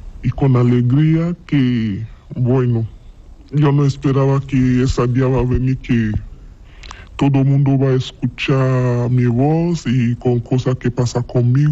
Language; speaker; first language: Spanish; non-native, learner; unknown